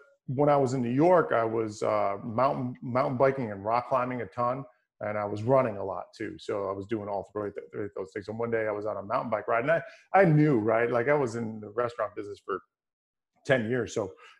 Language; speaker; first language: English; native; English